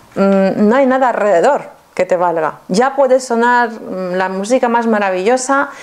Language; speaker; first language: Spanish; non-native, fluent; Polish